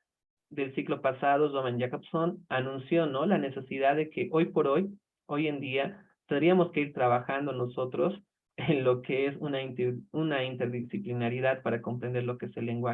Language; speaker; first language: Spanish; native; Spanish